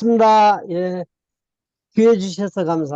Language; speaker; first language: Korean; native; Korean